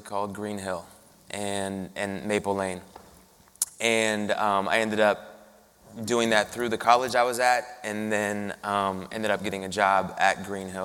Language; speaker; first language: English; native; English